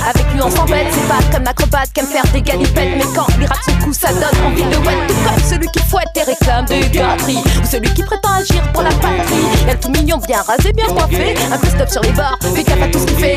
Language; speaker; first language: French; native; French